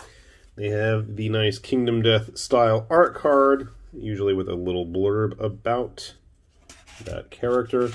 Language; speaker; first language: English; native; English